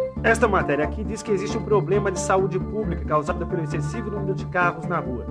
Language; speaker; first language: Portuguese; native; Portuguese